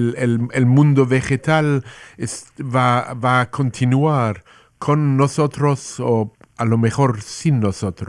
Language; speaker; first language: Spanish; non-native, learner; English